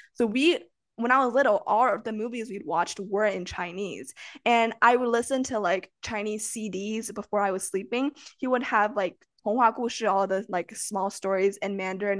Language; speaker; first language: English; early bilingual, other home language; Chinese